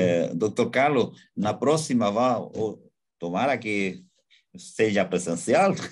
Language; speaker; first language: Portuguese; non-native, learner; Spanish